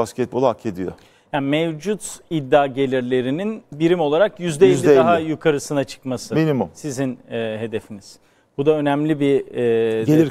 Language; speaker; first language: Turkish; native; Turkish